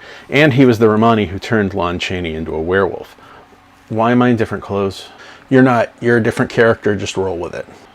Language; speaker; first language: English; native; English